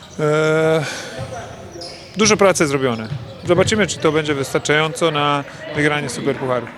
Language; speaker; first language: Polish; non-native, fluent; Croatian